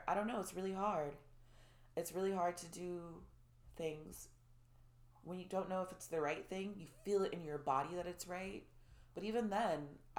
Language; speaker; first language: English; native; English